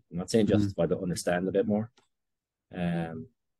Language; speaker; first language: English; native; English